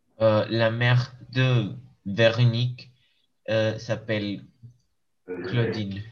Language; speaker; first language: French; non-native, learner; English